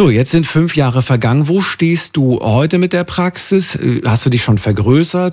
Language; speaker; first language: German; native; German